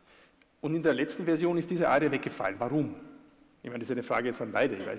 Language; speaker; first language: German; native; German